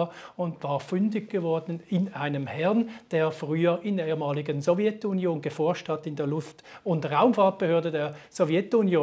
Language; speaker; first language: German; native; German